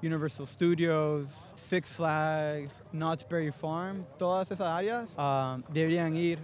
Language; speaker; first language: Spanish; early bilingual, heritage; Spanish